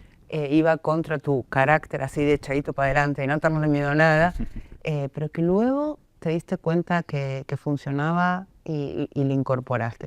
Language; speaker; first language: Spanish; native; Spanish